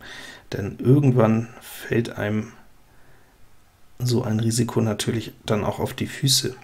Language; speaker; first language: German; native; German